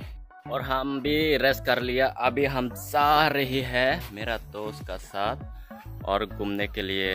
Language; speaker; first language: Hindi; non-native, local second language; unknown